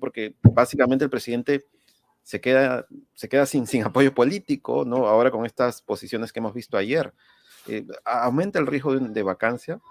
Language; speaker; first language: Spanish; native; Spanish